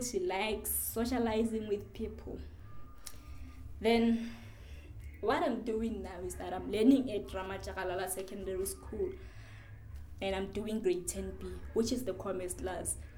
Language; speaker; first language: English; non-native, local second language; Northern Sotho